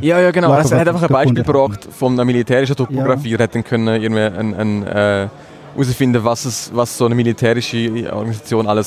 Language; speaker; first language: German; native; German